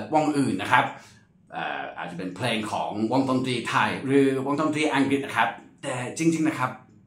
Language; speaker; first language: Thai; non-native, fluent; English